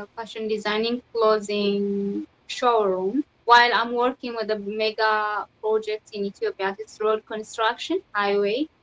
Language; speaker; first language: English; non-native, fluent; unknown